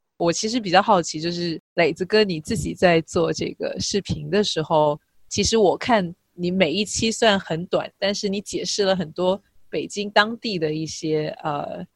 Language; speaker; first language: Chinese; non-native, local second language; Min Nan Chinese